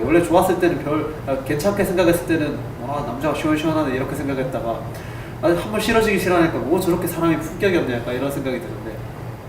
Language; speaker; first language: Korean; native; Korean